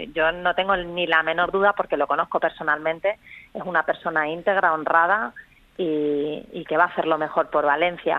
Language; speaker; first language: Spanish; native; Spanish